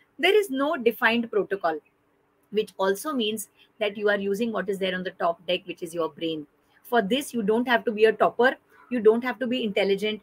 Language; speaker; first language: English; non-native, local second language; Hindi